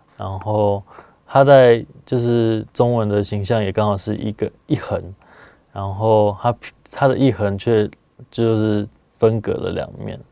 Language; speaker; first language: Chinese; native; Chinese